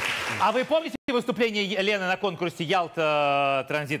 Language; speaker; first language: Russian; native; Russian